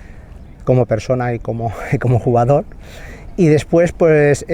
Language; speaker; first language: Spanish; native; Spanish